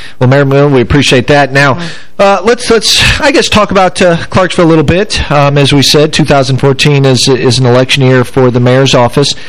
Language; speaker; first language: English; native; English